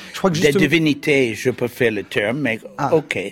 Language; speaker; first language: French; non-native, fluent; English